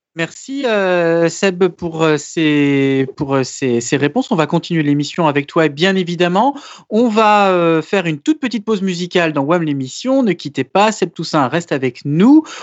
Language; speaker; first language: French; native; French